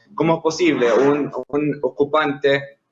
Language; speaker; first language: Spanish; non-native, fluent; Arabic